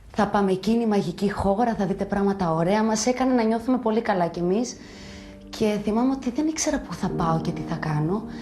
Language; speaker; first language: Greek; early bilingual, other home language; Albanian